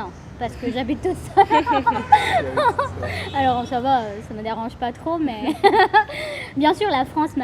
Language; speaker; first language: French; non-native, fluent; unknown